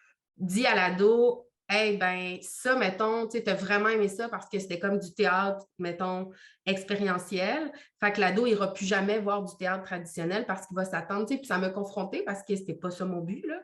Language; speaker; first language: French; native; French